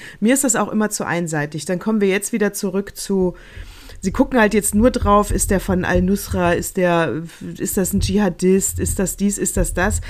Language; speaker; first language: German; native; German